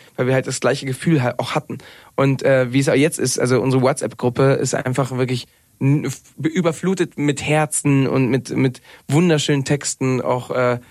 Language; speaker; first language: German; non-native, fluent; Spanish